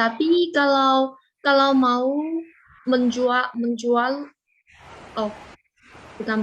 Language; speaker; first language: Indonesian; non-native, fluent; Chinese